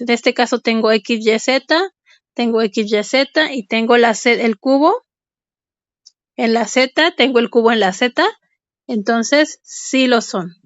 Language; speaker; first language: Spanish; native; Spanish